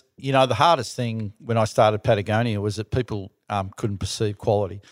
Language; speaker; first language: English; native; English